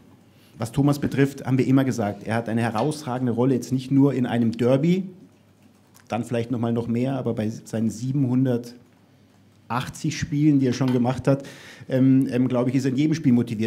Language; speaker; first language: German; native; German